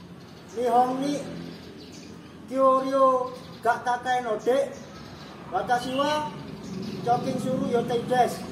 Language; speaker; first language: Japanese; non-native, learner; Indonesian